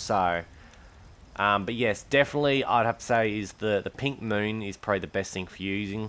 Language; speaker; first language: English; native; English